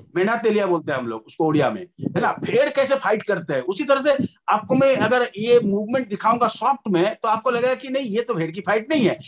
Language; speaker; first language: Hindi; native; Hindi